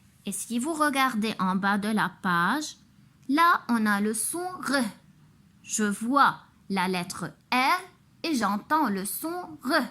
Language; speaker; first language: French; non-native, local second language; Arabic